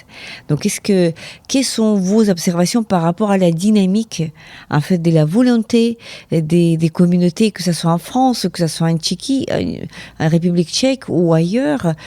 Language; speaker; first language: French; non-native, fluent; Ukrainian